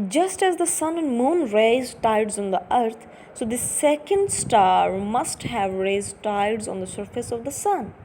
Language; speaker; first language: English; non-native, local second language; Urdu